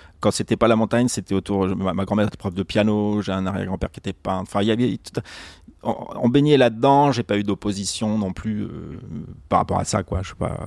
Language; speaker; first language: French; native; French